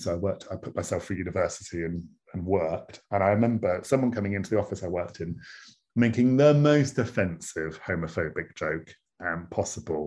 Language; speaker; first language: English; native; English